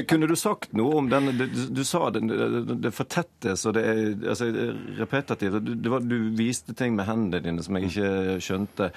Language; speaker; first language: Norwegian; native; Norwegian